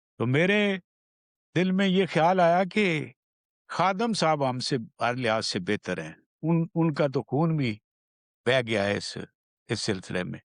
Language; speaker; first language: Urdu; non-native, local second language; Punjabi